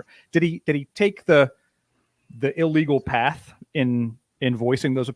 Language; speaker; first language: English; native; English